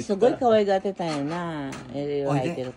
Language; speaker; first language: Japanese; native; Japanese